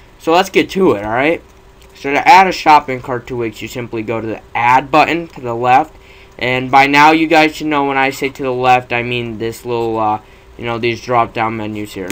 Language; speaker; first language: English; native; English